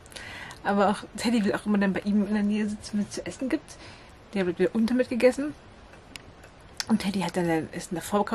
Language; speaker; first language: German; native; German